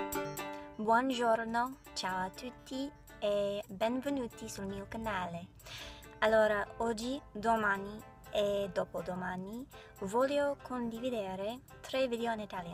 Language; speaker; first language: Italian; non-native, learner; English